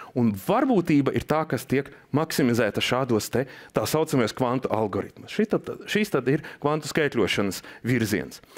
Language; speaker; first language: Latvian; non-native, local second language; Russian